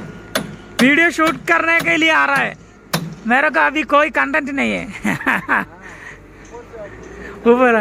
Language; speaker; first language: Hindi; non-native, local second language; Malayalam